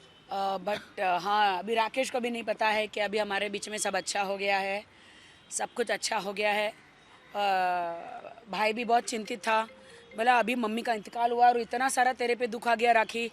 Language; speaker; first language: Hindi; native; Hindi